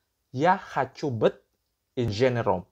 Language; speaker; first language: Russian; non-native, learner; Indonesian